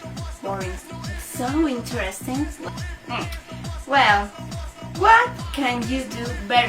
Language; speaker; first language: English; non-native, learner; Spanish